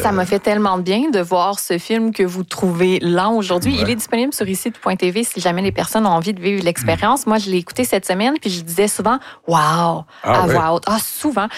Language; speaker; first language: French; native; French